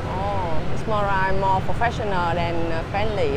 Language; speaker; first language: English; non-native, fluent; Vietnamese